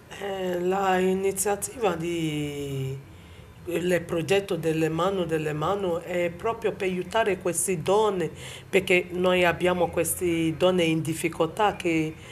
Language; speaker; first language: Italian; non-native, learner; Bini